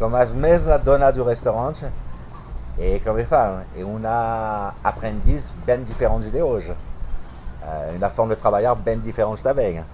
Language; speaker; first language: Portuguese; non-native, fluent; French